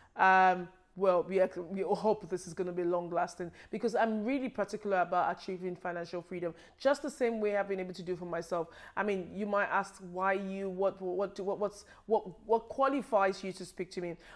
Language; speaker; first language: English; non-native, local second language; Yoruba